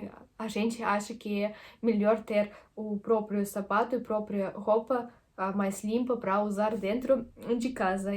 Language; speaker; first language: Portuguese; non-native, fluent; Russian